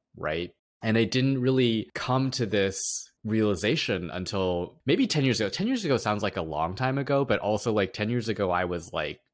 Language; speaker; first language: English; native; English